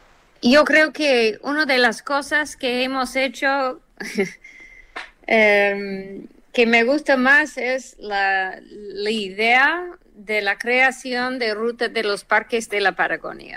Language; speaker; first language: Spanish; non-native, fluent; English